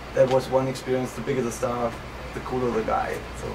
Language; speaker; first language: English; non-native, fluent; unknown